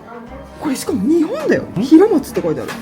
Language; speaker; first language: Japanese; native; Japanese